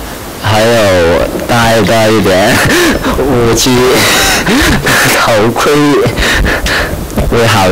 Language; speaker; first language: Chinese; non-native, local second language; Cantonese